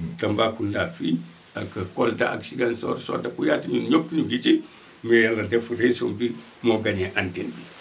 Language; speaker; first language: Wolof; non-native, local second language; Fula